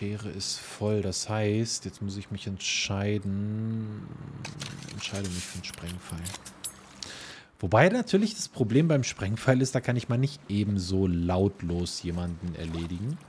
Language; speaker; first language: German; native; German